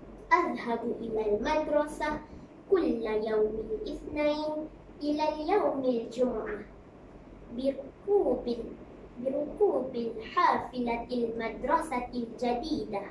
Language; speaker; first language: Arabic; non-native, learner; Malay